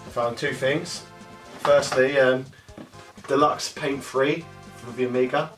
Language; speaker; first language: English; native; English